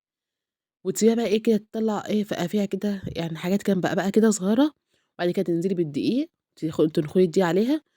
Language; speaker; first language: Arabic; native; Arabic